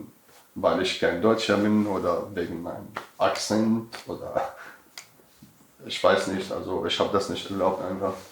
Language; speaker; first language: German; non-native, learner; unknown